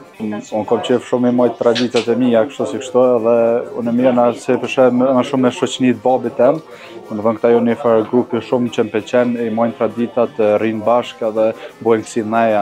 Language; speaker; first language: Albanian; early bilingual, other home language; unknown